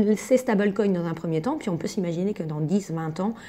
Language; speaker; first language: French; native; French